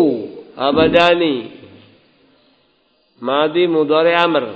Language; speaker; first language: Arabic; non-native, fluent; Indonesian